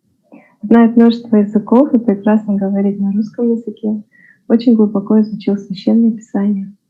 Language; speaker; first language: Russian; native; Russian